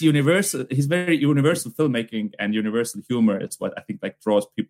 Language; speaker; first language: English; non-native, fluent; Estonian